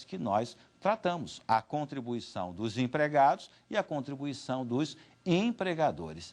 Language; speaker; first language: Portuguese; native; Portuguese